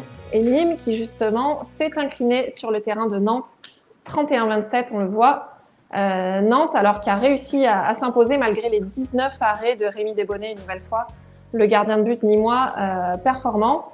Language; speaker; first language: French; native; French